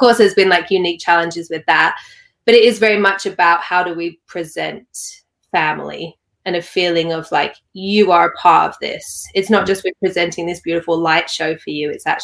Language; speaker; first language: English; native; English